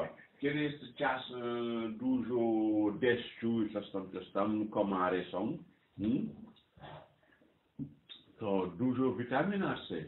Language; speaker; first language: Polish; non-native, learner; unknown